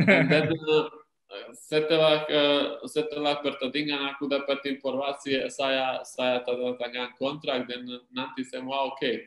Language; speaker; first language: Indonesian; non-native, learner; Serbian